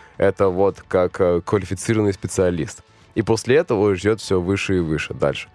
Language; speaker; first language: Russian; native; Russian